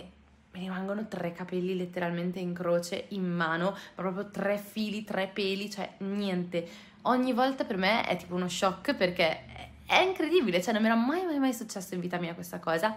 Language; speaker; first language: Italian; native; Italian